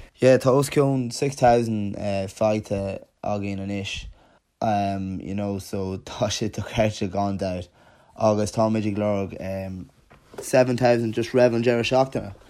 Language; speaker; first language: Irish; non-native, local second language; English